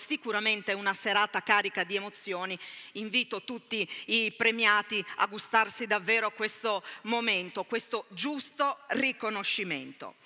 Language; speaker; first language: Italian; native; Italian